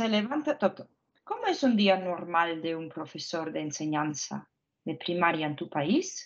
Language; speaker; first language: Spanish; non-native, fluent; Ukrainian